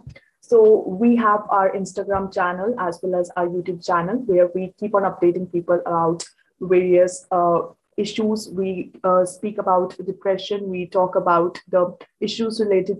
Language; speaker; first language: English; non-native, local second language; Hindi